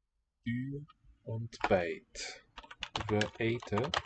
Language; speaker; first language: Dutch; non-native, learner; English